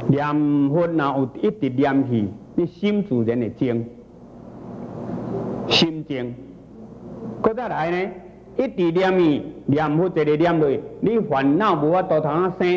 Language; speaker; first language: Chinese; native; Chinese